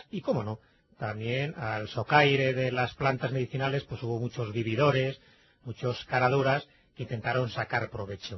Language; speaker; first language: Spanish; native; Spanish